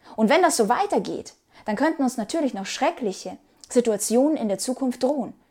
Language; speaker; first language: German; non-native, fluent; Ukrainian